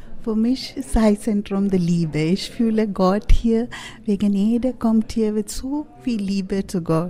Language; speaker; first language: German; non-native, learner; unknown